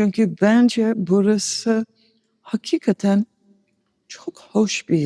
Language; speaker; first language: Turkish; non-native, fluent; English